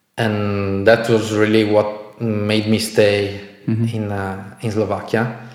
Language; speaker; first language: English; non-native, fluent; Italian